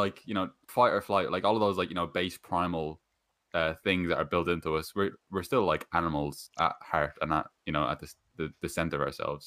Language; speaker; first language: English; native; English